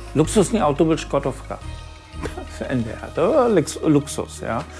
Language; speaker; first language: Czech; non-native, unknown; German